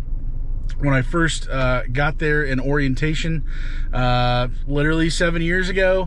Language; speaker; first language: English; native; English